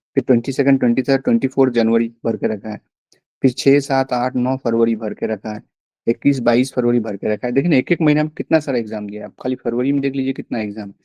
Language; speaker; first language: Hindi; non-native, local second language; Bangla